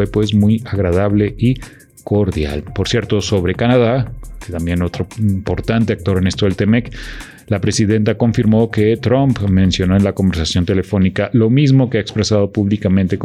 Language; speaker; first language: Spanish; native; Spanish